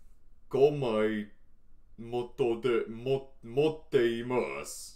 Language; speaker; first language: Japanese; non-native, learner; English